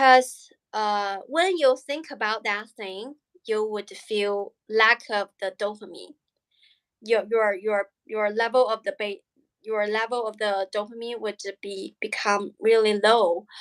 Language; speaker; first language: English; non-native, learner; Chinese